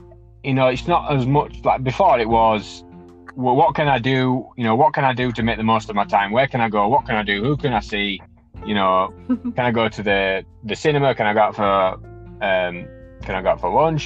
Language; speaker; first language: English; native; English